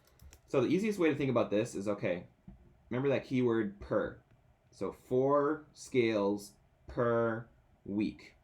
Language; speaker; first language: English; native; English